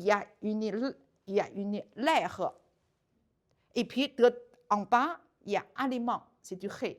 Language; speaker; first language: French; non-native, learner; Chinese